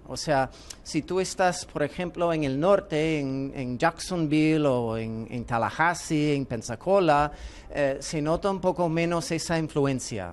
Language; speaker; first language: Spanish; non-native, fluent; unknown